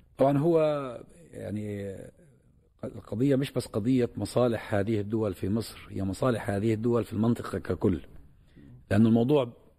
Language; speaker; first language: Arabic; native; Arabic